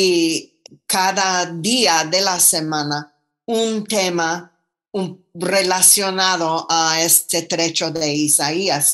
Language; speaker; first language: Spanish; non-native, fluent; English